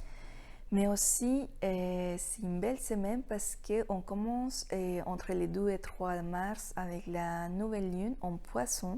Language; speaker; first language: French; non-native, fluent; Spanish